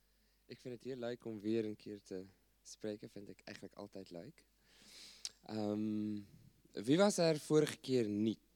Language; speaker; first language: Dutch; non-native, fluent; English